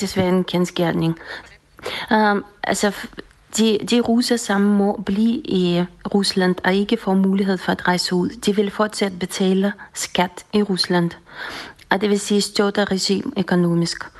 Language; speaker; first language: Danish; non-native, fluent; Russian